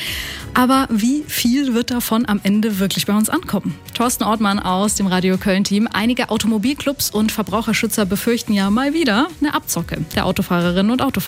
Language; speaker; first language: German; native; German